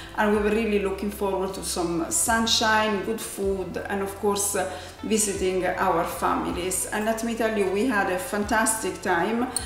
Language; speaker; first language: English; non-native, fluent; Italian